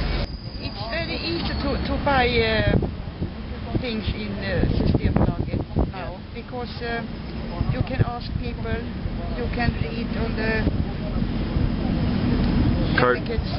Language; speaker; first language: English; non-native, learner; Swedish